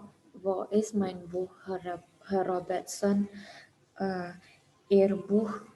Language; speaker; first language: German; non-native, learner; Indonesian